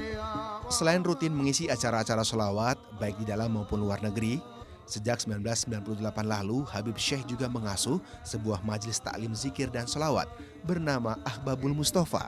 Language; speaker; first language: Indonesian; native; Indonesian